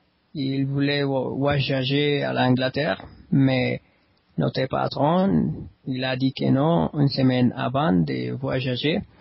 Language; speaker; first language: French; non-native, learner; Spanish